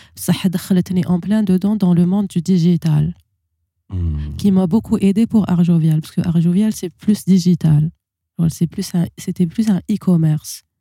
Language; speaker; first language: French; non-native, local second language; Arabic